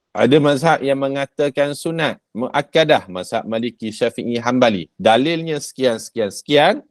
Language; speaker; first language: Malay; native; Malay